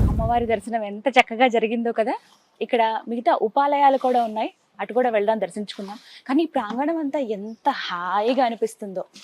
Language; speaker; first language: Telugu; native; Telugu